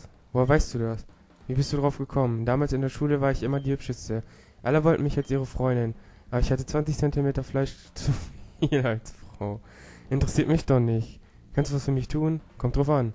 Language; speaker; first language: German; native; German